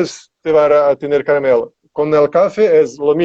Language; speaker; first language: Spanish; non-native, learner; Portuguese